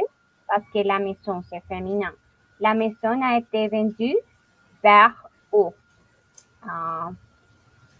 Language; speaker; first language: French; non-native, learner; Spanish